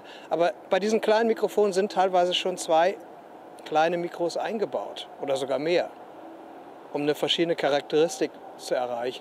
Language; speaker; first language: German; native; German